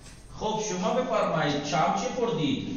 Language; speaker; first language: Persian; non-native, fluent; Urdu